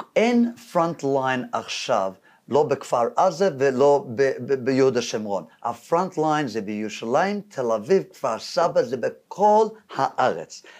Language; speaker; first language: Hebrew; non-native, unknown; English